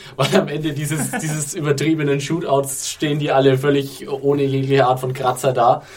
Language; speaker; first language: German; native; German